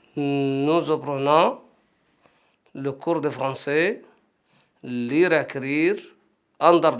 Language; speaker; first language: French; non-native, learner; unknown